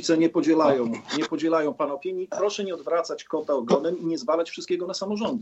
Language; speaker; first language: Polish; native; Polish